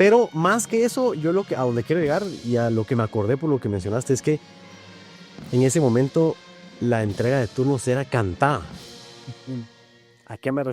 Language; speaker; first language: Spanish; native; Spanish